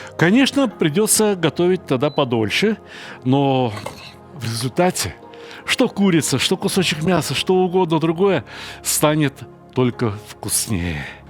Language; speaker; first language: Russian; native; Russian